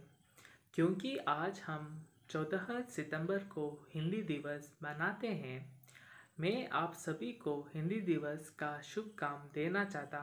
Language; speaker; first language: Hindi; non-native, local second language; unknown